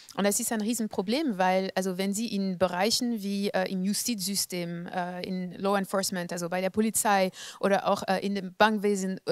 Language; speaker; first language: German; non-native, fluent; French